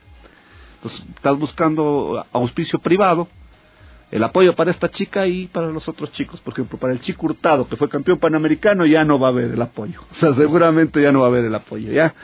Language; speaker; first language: Spanish; native; Spanish